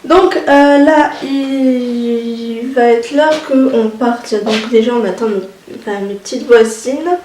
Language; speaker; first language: French; native; French